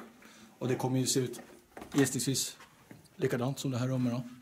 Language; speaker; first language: Swedish; native; Swedish